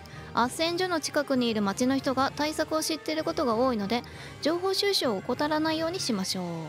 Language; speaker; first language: Japanese; native; Japanese